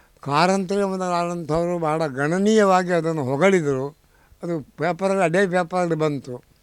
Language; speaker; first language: Kannada; non-native, local second language; Tulu